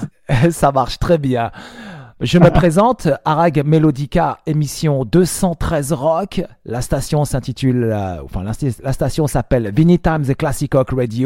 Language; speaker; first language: French; native; French